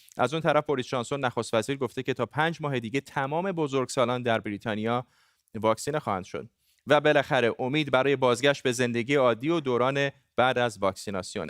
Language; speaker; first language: Persian; non-native, local second language; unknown